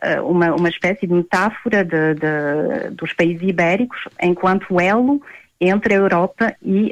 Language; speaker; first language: Portuguese; native; Portuguese